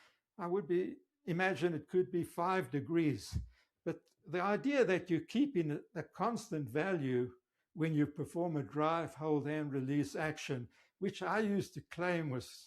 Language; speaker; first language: English; native; English